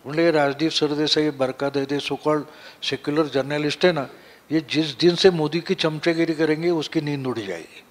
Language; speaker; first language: Hindi; non-native, local second language; Marathi